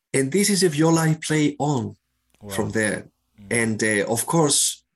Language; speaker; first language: English; non-native, fluent; Greek